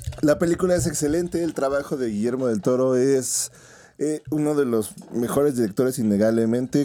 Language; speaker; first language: Spanish; native; Spanish